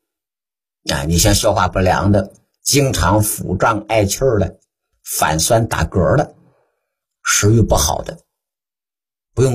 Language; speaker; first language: Chinese; native; Chinese